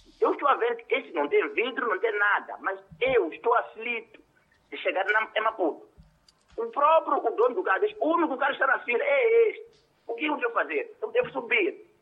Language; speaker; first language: Portuguese; non-native, local second language; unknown